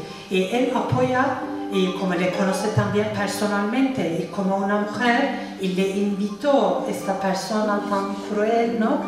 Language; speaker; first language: Spanish; non-native, fluent; Turkish